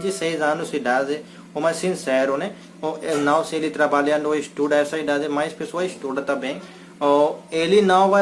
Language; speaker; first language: Portuguese; non-native, learner; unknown